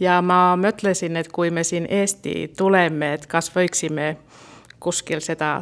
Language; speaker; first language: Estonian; non-native, learner; Finnish